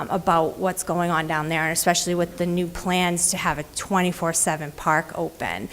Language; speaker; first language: English; native; English